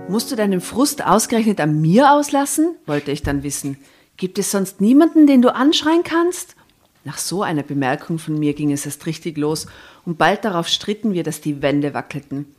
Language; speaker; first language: German; early bilingual, other home language; Serbian